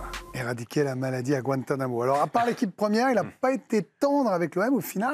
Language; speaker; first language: French; native; French